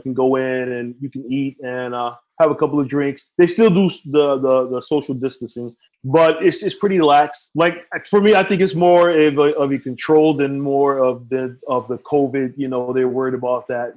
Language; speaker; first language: English; native; English